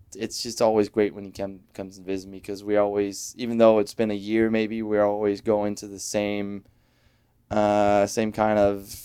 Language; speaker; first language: English; non-native, fluent; Danish